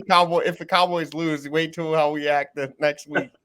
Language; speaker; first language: English; native; English